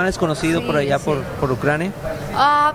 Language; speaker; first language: Spanish; native; Spanish